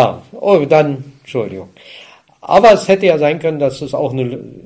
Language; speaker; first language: German; native; German